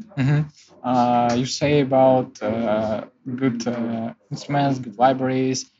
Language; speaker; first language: English; non-native, learner; Russian